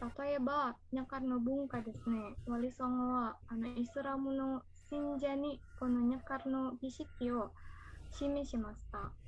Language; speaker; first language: Japanese; non-native, learner; Indonesian